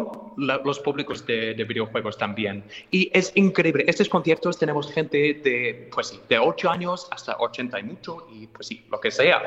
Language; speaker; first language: Spanish; non-native, fluent; English